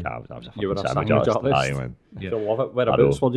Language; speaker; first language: English; non-native, local second language; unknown